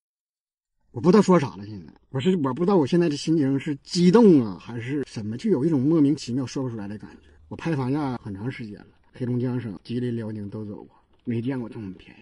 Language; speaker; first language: Chinese; native; Chinese